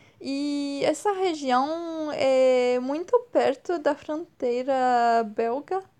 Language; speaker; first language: Portuguese; non-native, fluent; French